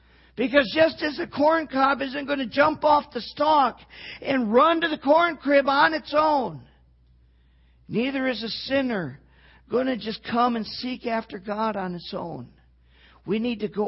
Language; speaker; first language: English; native; English